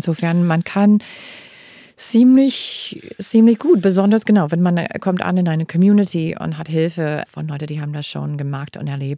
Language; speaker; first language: German; non-native, fluent; English